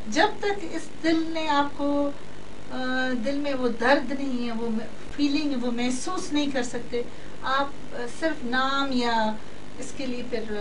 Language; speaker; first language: Urdu; non-native, local second language; Baluchi